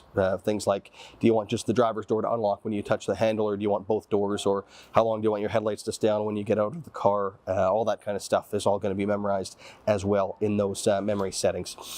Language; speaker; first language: English; native; English